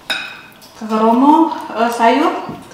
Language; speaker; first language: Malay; non-native, local second language; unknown